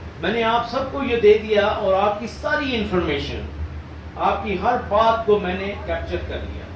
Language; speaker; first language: Urdu; native; Urdu